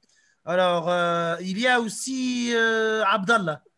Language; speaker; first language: French; non-native, local second language; Arabic